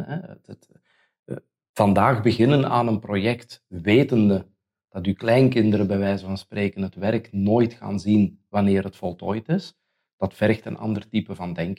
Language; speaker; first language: Dutch; native; Dutch